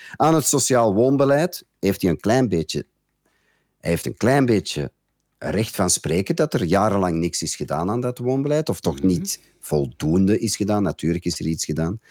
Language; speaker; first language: Dutch; native; Dutch